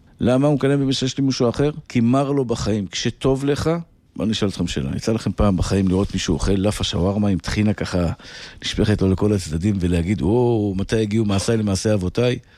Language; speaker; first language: Hebrew; native; Hebrew